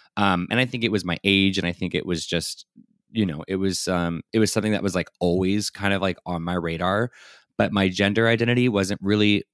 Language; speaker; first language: English; native; English